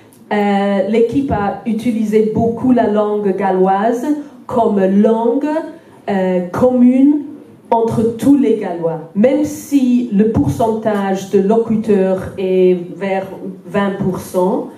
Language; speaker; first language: French; non-native, fluent; Welsh